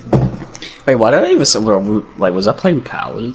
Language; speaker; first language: English; native; English